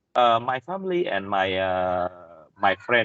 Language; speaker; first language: English; non-native, learner; Vietnamese